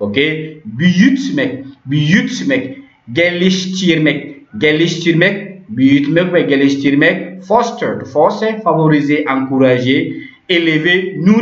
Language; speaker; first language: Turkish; non-native, learner; French